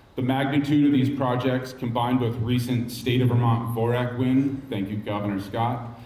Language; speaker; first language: English; native; English